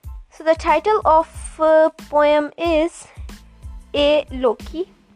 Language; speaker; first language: English; non-native, local second language; Punjabi